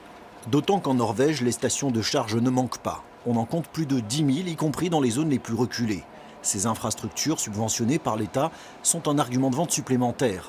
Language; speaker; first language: French; native; French